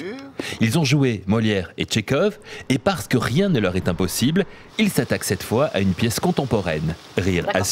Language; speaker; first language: French; native; French